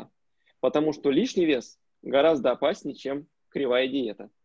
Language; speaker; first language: Russian; native; Russian